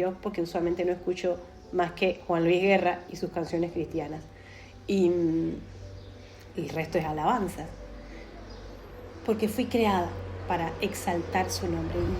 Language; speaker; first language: Spanish; native; Spanish